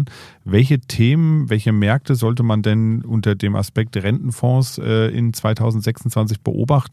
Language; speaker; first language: German; native; German